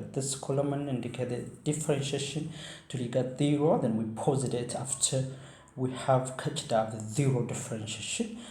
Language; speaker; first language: English; non-native, fluent; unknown